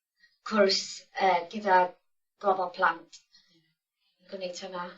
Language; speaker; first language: Welsh; non-native, local second language; English